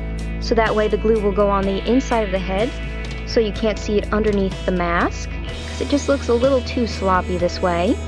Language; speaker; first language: English; native; English